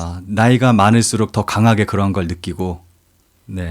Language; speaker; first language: Korean; native; Korean